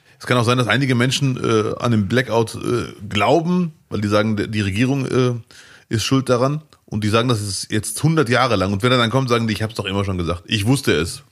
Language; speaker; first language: German; early bilingual, other home language; Arabic